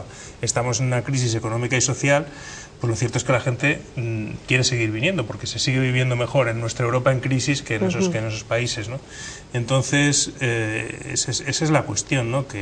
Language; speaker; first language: Spanish; native; Spanish